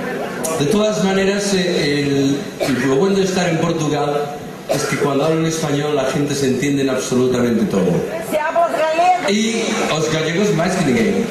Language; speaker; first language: Portuguese; non-native, learner; Spanish